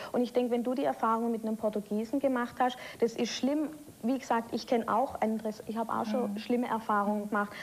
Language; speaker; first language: German; native; German